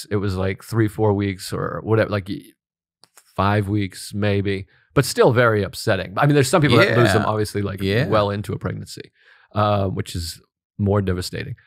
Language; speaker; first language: English; native; English